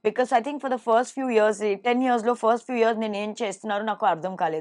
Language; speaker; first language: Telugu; non-native, learner; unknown